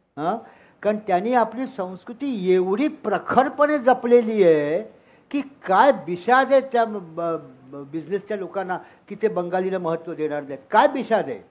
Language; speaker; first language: Marathi; native; Marathi